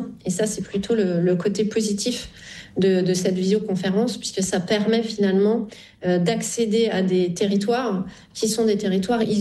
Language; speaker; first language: French; native; French